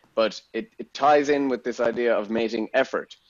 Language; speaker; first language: English; native; English